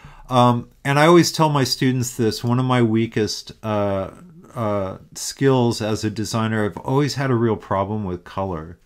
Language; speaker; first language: English; native; English